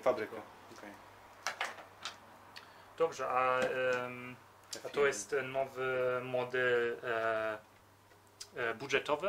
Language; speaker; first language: Polish; early bilingual, heritage; Polish